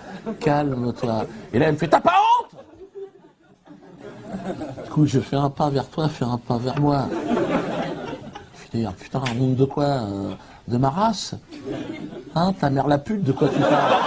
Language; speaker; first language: French; native; French